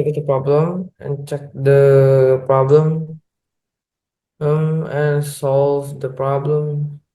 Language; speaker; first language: English; non-native, learner; Indonesian